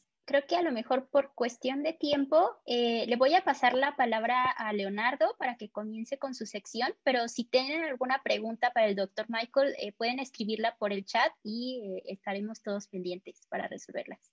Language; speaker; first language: Spanish; native; Spanish